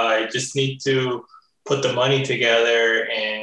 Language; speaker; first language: English; early bilingual, other home language; Spanish